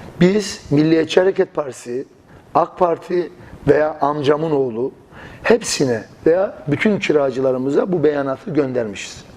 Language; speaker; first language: Turkish; native; Turkish